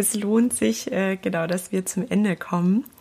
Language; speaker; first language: German; native; German